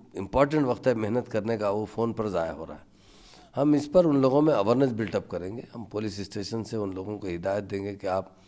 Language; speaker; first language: Urdu; native; Urdu